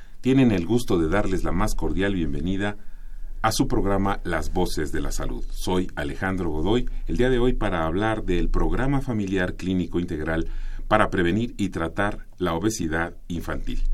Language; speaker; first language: Spanish; native; Spanish